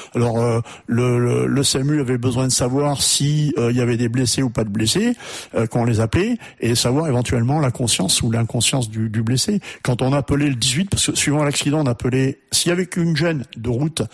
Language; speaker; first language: French; non-native, fluent; German